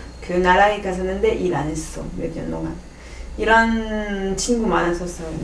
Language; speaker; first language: Korean; non-native, learner; French